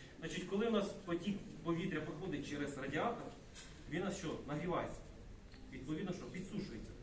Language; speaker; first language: Ukrainian; native; Ukrainian